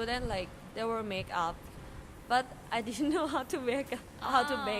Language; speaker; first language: English; non-native, fluent; Thai